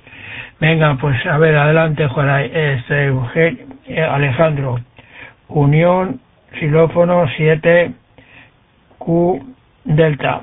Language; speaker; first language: Spanish; native; Spanish